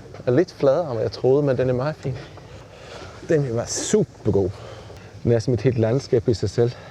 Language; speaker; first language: Danish; native; Danish